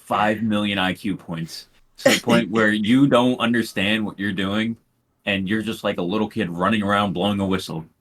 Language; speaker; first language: English; native; English